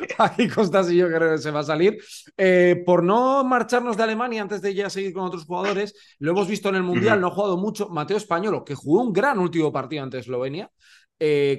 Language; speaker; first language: Spanish; native; Spanish